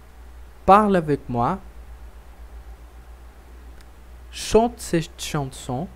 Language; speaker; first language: French; non-native, fluent; Portuguese